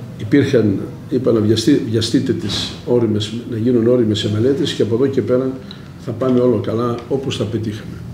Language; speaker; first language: Greek; native; Greek